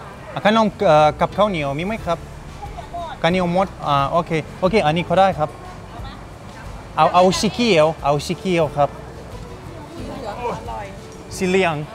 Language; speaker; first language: Thai; non-native, learner; Russian